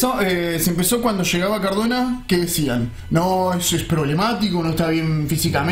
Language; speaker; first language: Spanish; native; Spanish